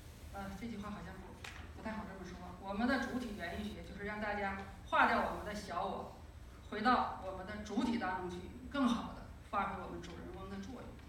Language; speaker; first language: Chinese; native; Chinese